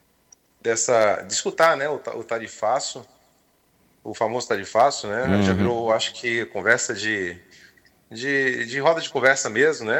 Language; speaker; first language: Portuguese; native; Portuguese